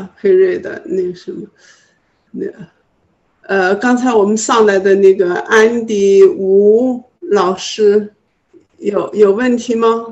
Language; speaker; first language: Chinese; native; Chinese